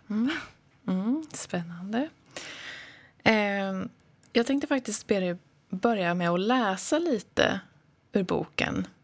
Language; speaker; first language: Swedish; native; Swedish